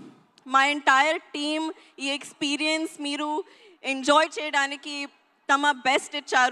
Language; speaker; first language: Telugu; non-native, learner; Hindi